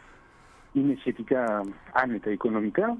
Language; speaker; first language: Greek; early bilingual, heritage; Greek